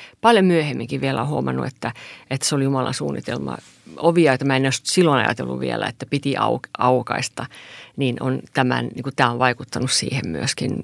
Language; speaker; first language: Finnish; non-native, local second language; Swedish